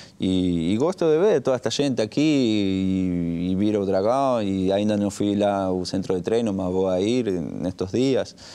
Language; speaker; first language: Spanish; native; Spanish